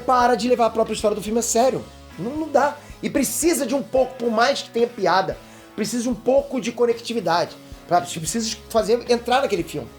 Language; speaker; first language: Portuguese; native; Portuguese